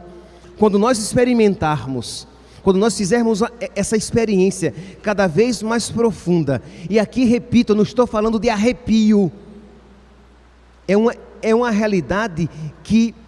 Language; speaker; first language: Portuguese; native; Portuguese